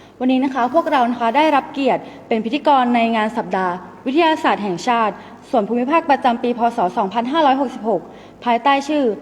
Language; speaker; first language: Thai; native; Thai